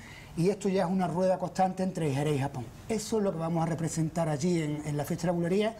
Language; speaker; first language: Spanish; native; Spanish